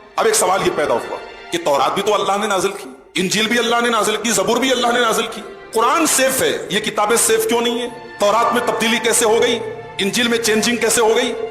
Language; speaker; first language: Urdu; native; Urdu